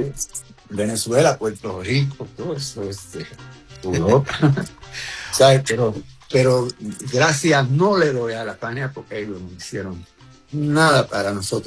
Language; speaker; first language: Spanish; early bilingual, heritage; Spanish